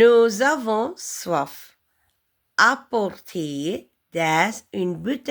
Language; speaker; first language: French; non-native, learner; Tamil